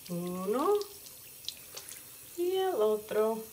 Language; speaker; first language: Spanish; non-native, learner; English